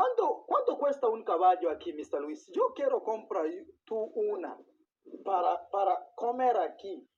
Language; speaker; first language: Spanish; non-native, learner; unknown